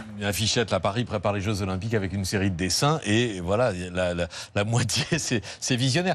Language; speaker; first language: French; native; French